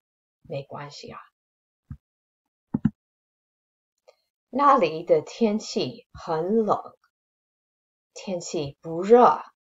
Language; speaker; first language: Chinese; non-native, fluent; English